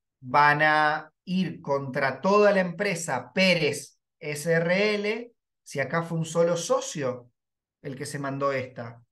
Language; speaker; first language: Spanish; native; Spanish